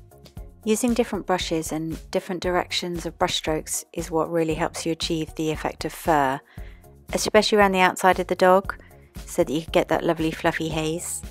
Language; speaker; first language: English; native; English